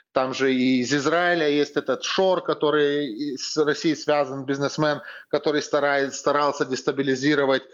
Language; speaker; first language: Russian; non-native, fluent; Lithuanian